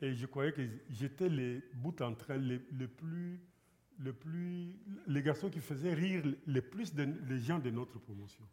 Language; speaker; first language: French; non-native, local second language; Lingala